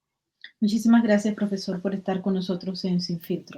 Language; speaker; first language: Spanish; native; Spanish